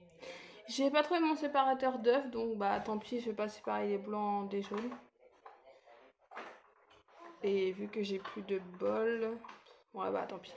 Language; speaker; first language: French; native; French